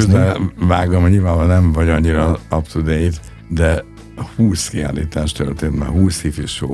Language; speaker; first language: Hungarian; native; Hungarian